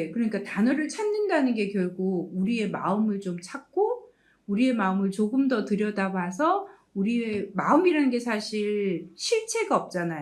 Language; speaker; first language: Korean; native; Korean